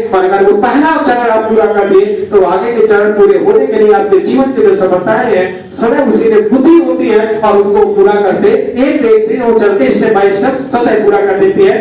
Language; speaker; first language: Hindi; native; Hindi